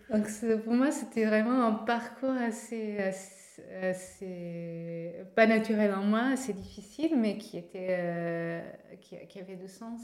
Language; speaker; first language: French; non-native, fluent; Portuguese